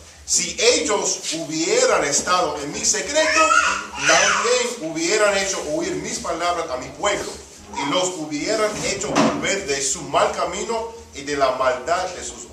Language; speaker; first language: Spanish; early bilingual, heritage; Spanish